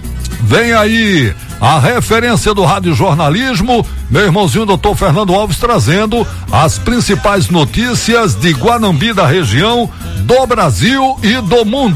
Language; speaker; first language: Portuguese; native; Portuguese